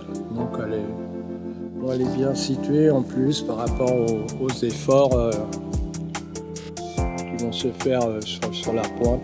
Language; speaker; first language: French; native; French